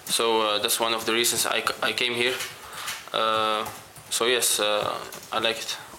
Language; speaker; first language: English; non-native, fluent; Dutch